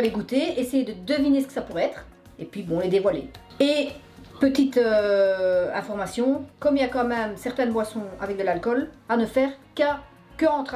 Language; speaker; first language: French; native; French